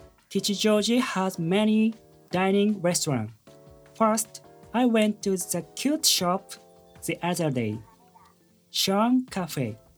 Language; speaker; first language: English; non-native, learner; Japanese